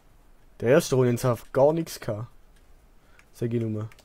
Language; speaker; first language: German; native; German